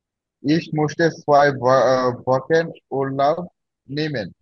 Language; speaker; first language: German; non-native, learner; Bangla